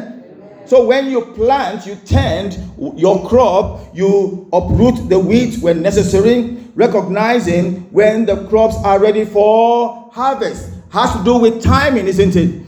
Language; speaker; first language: English; non-native, local second language; Igbo